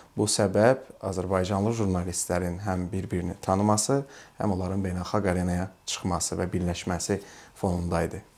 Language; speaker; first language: Azerbaijani; native; Azerbaijani